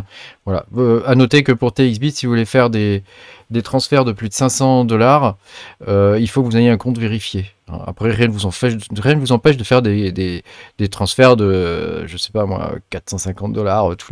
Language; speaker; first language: French; native; French